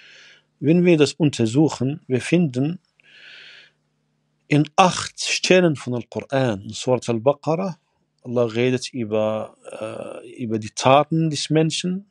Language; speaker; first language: German; non-native, fluent; Arabic